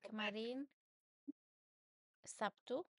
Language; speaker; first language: Indonesian; non-native, learner; English